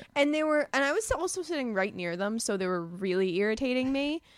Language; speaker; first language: English; native; English